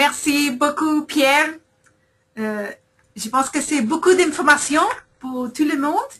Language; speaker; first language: French; non-native, learner; English